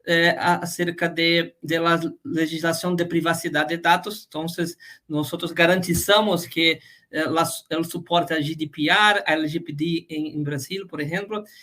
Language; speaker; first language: Spanish; non-native, fluent; Portuguese